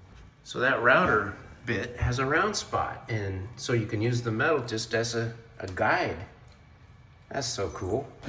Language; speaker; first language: English; native; English